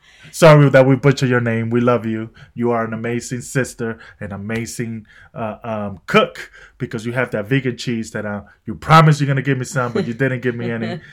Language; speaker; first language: English; native; English